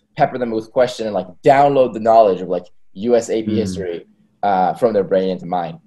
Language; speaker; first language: English; early bilingual, other home language; Hebrew